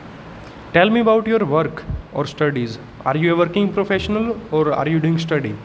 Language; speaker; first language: English; non-native, local second language; Hindi